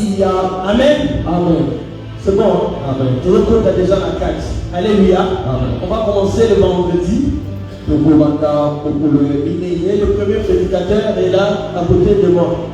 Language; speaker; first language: French; non-native, local second language; Lingala